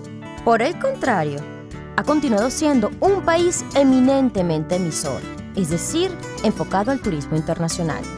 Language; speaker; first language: Spanish; native; Spanish